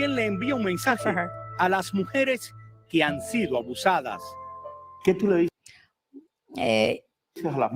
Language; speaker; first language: Spanish; native; Spanish